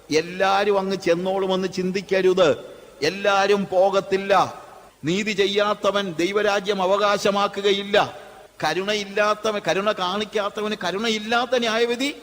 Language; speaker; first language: Malayalam; native; Malayalam